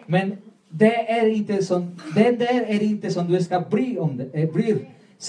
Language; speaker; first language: Swedish; non-native, learner; Spanish